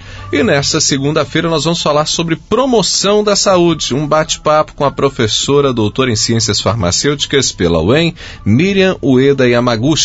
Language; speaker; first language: Portuguese; native; Portuguese